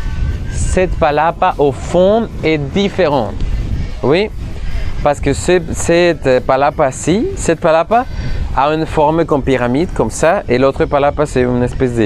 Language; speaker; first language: French; non-native, fluent; Spanish